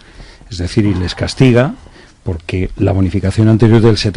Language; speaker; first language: Spanish; native; Spanish